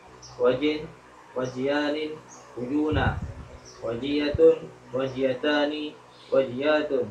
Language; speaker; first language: Arabic; non-native, learner; Malay